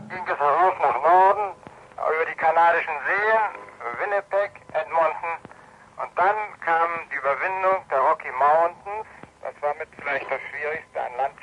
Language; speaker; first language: German; native; German